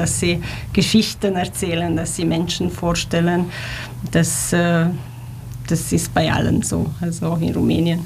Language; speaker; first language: German; non-native, fluent; Romanian